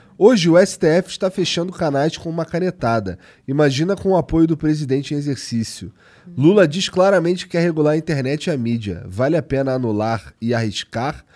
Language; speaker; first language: Portuguese; native; Portuguese